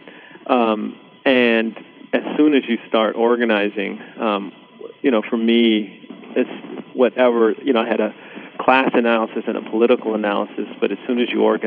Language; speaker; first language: English; early bilingual, other home language; Sinhala